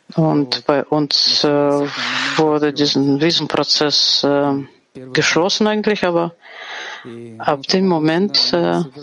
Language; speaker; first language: German; non-native, fluent; Portuguese